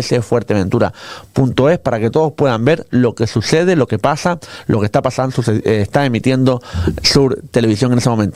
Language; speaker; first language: Spanish; native; Spanish